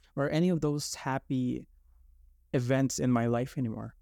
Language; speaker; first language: English; non-native, local second language; Filipino